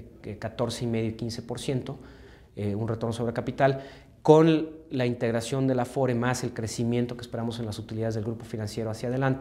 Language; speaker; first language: Spanish; native; Spanish